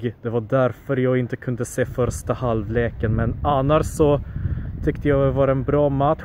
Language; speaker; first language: Swedish; early bilingual, other home language; Polish